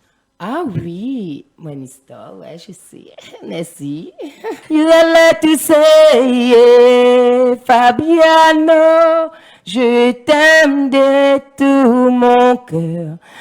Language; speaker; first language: French; non-native, learner; Morisyen